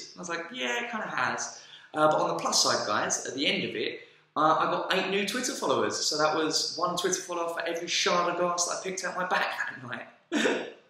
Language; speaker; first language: English; native; English